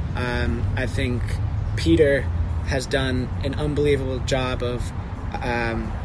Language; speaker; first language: English; native; English